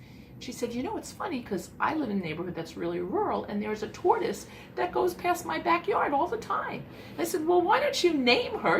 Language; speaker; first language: English; native; English